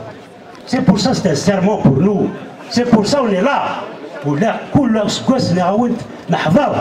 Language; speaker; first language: French; non-native, local second language; Kabyle